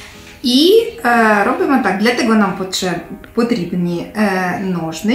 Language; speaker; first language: Polish; non-native, learner; Ukrainian